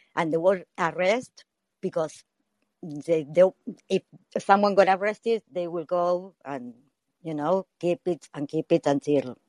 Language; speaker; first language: English; non-native, learner; Spanish